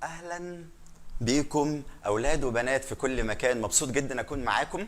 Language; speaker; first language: Arabic; native; Arabic